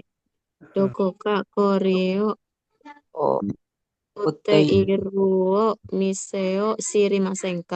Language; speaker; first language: Japanese; non-native, learner; Indonesian